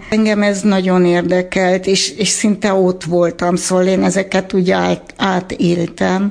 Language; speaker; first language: Hungarian; early bilingual, heritage; Hungarian